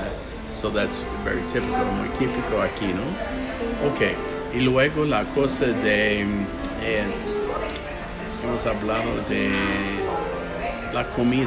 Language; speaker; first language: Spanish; non-native, fluent; English